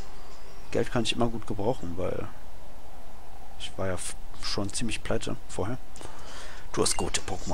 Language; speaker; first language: German; native; German